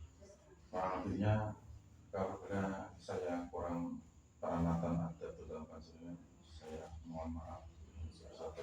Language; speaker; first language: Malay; non-native, local second language; Javanese